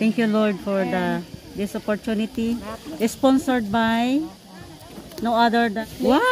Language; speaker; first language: English; non-native, local second language; Filipino